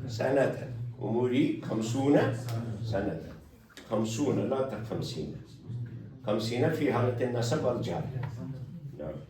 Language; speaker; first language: Arabic; non-native, fluent; Kashmiri